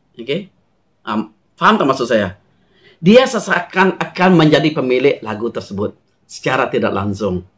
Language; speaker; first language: Malay; non-native, local second language; Iban